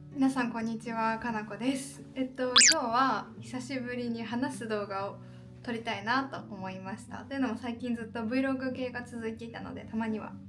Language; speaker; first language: Japanese; native; Japanese